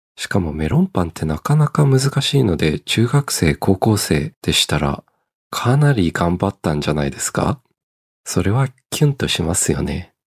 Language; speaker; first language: Japanese; early bilingual, heritage; Japanese